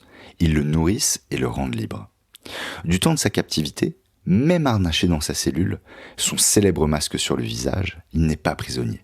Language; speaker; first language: French; native; French